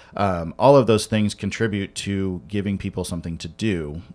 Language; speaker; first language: English; native; English